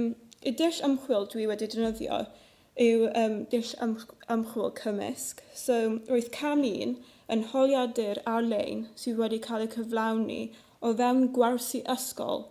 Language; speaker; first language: Welsh; non-native, local second language; English